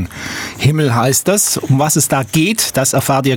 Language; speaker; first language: German; native; German